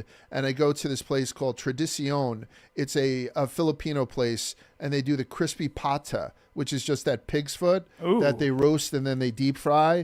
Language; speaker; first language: English; native; English